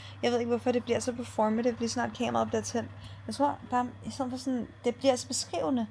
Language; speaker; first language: Danish; native; Danish